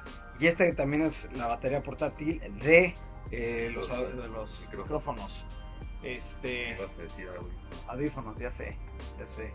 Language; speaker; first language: Spanish; native; Spanish